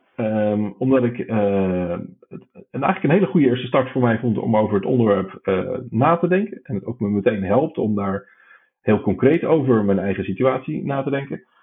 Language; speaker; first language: Dutch; native; Dutch